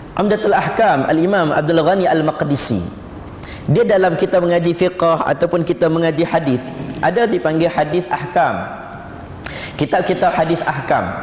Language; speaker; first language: Malay; native; Malay